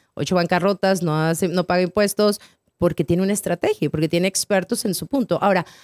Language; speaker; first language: Spanish; native; Spanish